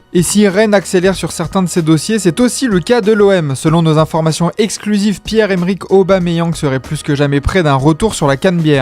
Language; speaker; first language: French; native; French